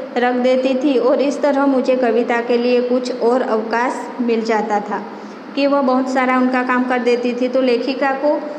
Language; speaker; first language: Hindi; non-native, local second language; Gujarati